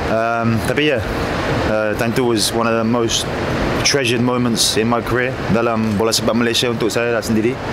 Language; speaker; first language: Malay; non-native, fluent; English